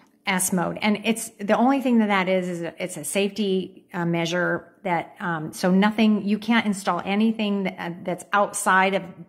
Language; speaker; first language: English; native; English